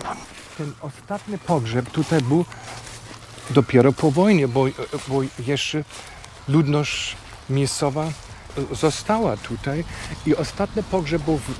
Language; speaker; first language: Polish; non-native, fluent; German